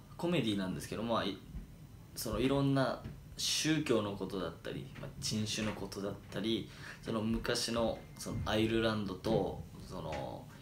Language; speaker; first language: Japanese; native; Japanese